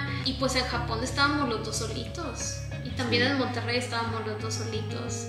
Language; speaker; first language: Spanish; native; Spanish